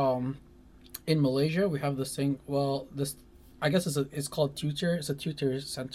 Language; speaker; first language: English; non-native, local second language; Malay